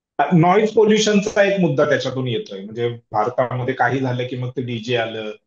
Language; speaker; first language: Marathi; native; Marathi